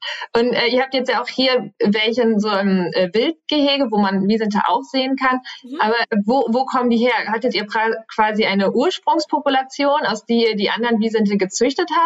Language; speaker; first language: German; native; German